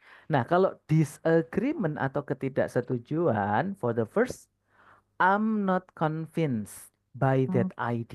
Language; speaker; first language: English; non-native, fluent; Indonesian